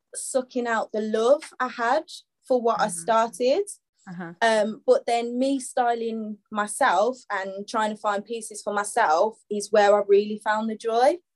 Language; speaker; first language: English; native; English